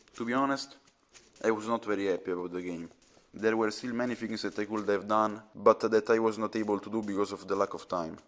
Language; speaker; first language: English; non-native, fluent; Italian